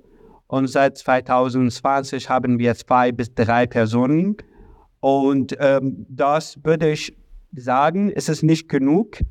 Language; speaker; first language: German; non-native, learner; Arabic